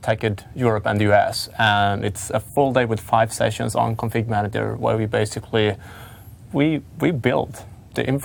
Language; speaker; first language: English; non-native, fluent; Swedish